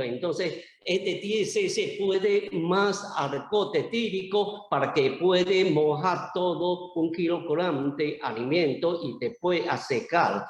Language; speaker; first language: Spanish; non-native, learner; Chinese